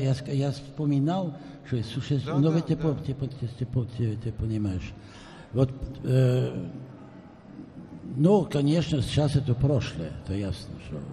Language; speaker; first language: Russian; non-native, fluent; French